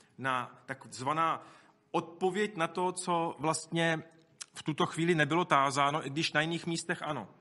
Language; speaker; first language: Czech; native; Czech